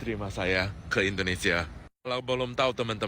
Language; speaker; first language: Indonesian; non-native, fluent; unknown